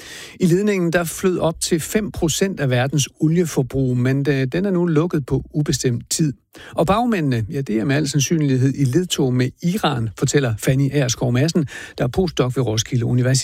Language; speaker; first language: Danish; native; Danish